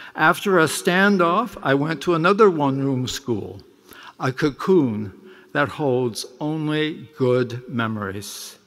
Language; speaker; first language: English; native; English